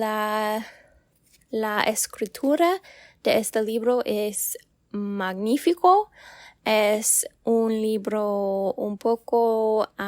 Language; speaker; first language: Spanish; non-native, learner; English